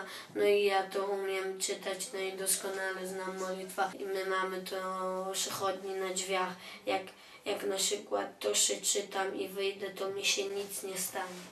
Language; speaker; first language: Polish; early bilingual, other home language; Chechen